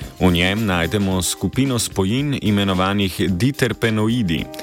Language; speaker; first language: Slovenian; native; Slovenian